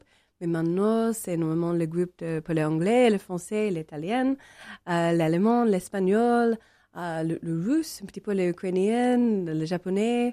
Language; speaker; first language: French; non-native, learner; English